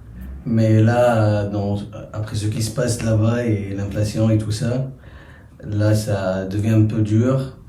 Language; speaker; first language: French; non-native, local second language; Arabic